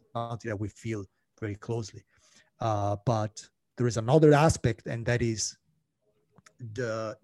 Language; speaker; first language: English; non-native, fluent; Italian